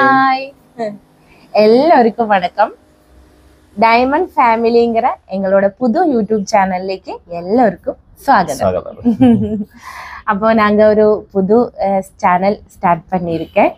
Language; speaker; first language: Tamil; non-native, learner; Malayalam